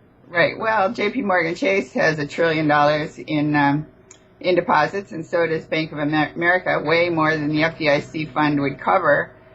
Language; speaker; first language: English; native; English